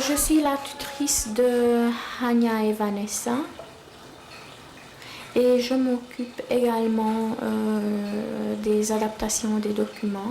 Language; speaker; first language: French; non-native, fluent; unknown